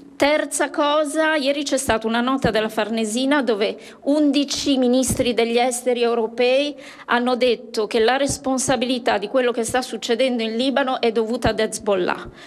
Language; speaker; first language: Italian; native; Italian